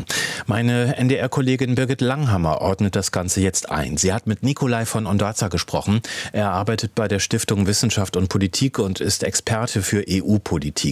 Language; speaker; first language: German; native; German